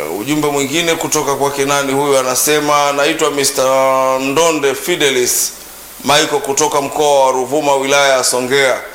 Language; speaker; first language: Swahili; native; Swahili